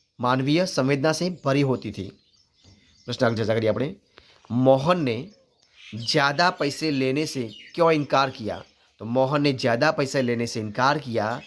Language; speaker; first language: Hindi; non-native, local second language; Gujarati